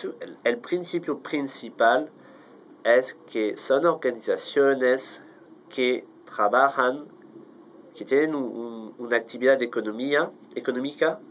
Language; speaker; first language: Spanish; non-native, fluent; French